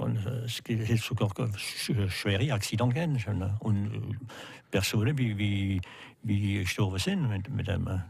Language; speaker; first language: German; non-native, learner; French